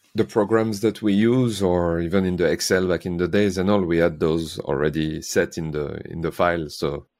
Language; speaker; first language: English; non-native, fluent; French